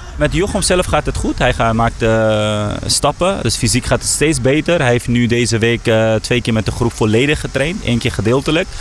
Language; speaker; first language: Dutch; early bilingual, other home language; Persian